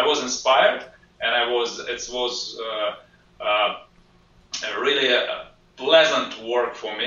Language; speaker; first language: English; non-native, fluent; Russian